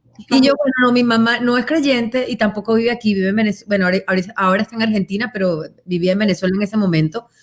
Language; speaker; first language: Spanish; native; Spanish